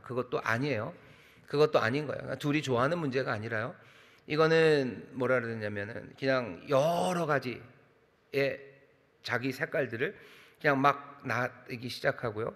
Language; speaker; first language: Korean; native; Korean